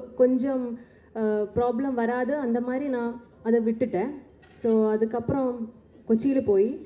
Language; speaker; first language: Tamil; non-native, learner; Malayalam